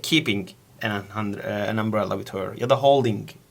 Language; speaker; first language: English; non-native, fluent; Turkish